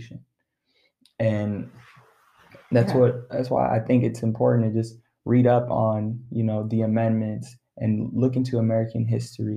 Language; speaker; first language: English; early bilingual, other home language; Arabic